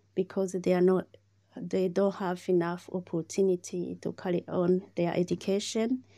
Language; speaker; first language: English; non-native, learner; Rundi